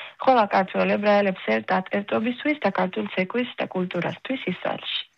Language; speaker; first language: Georgian; early bilingual, heritage; Hebrew